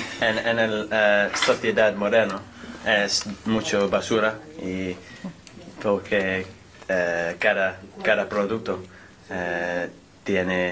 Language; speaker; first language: Spanish; non-native, learner; English